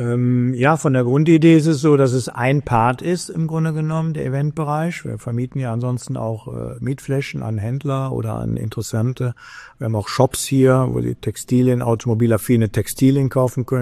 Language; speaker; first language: German; native; German